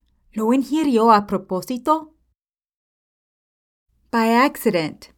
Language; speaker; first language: Spanish; non-native, fluent; English